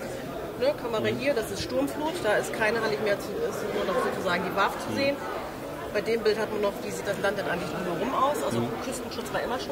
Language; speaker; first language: German; native; German